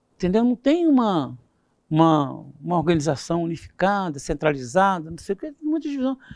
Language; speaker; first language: Portuguese; native; Portuguese